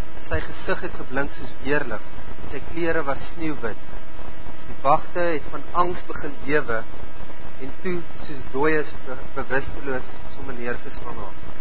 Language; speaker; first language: Afrikaans; native; Afrikaans